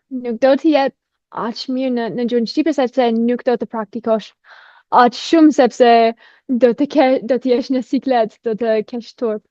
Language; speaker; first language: Albanian; non-native, fluent; English